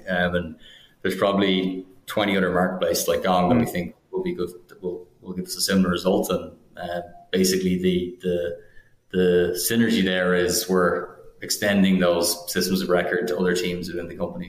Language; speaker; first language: English; native; English